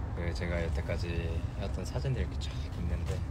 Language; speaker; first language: Korean; early bilingual, heritage; Korean